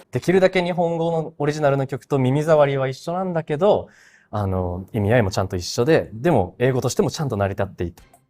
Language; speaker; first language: Japanese; native; Japanese